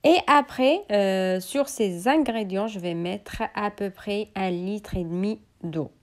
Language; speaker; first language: French; non-native, local second language; Arabic